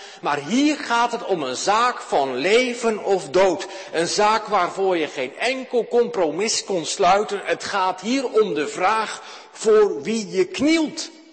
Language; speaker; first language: Dutch; native; Dutch